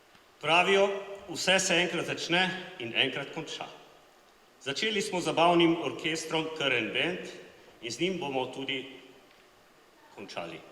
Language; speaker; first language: Slovenian; native; Slovenian